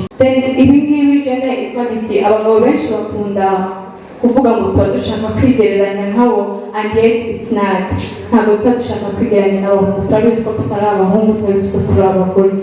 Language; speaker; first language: Kinyarwanda; early bilingual, heritage; Kinyarwanda